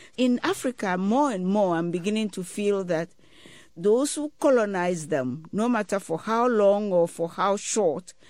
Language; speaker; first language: English; non-native, local second language; Ewe